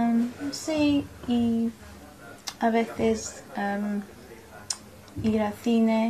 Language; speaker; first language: Spanish; non-native, learner; English